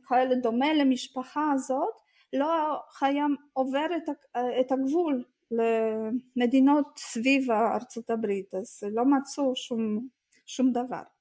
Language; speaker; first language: Hebrew; non-native, fluent; Russian